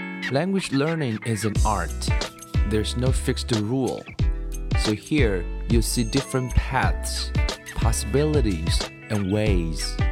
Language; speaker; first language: English; non-native, fluent; Chinese